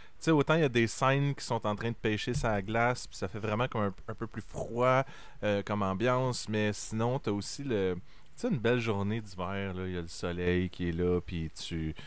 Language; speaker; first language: French; native; French